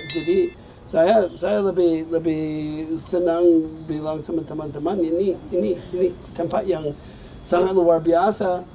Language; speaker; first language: Indonesian; non-native, fluent; English